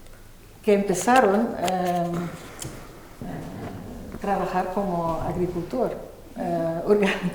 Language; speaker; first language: Spanish; non-native, fluent; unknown